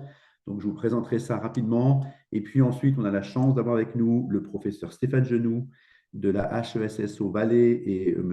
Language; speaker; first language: French; native; French